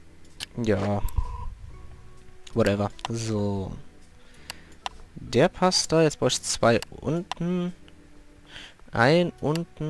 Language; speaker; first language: German; native; German